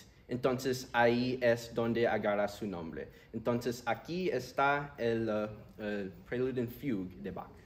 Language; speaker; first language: Spanish; early bilingual, heritage; Spanish